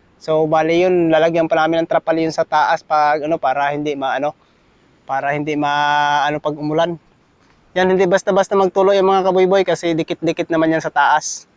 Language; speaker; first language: Filipino; non-native, local second language; Cebuano